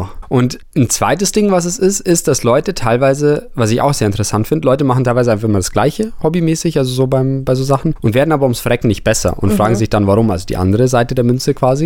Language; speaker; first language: German; native; German